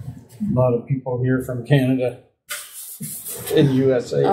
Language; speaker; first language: English; native; English